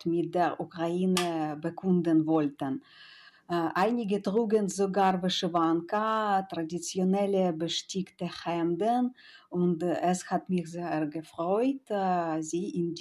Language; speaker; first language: German; non-native, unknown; Ukrainian